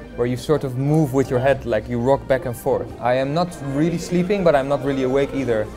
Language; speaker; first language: English; non-native, fluent; Dutch